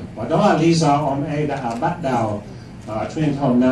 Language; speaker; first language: Vietnamese; non-native, fluent; English